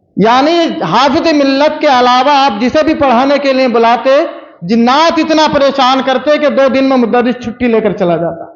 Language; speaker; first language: Urdu; native; Urdu